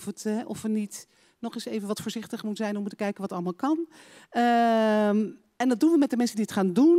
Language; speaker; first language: Dutch; native; Dutch